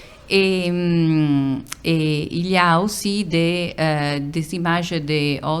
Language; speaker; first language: French; non-native, fluent; Italian